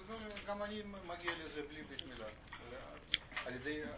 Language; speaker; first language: Hebrew; non-native, fluent; Russian